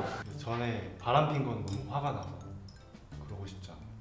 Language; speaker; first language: Korean; native; Korean